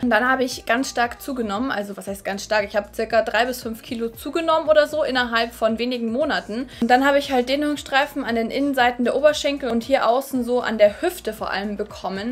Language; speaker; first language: German; native; German